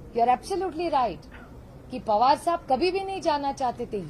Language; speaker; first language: Hindi; non-native, local second language; Marathi